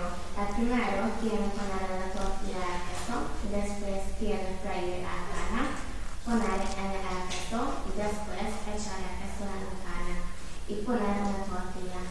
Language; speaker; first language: Spanish; non-native, learner; Hungarian